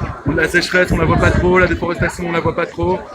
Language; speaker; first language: French; native; French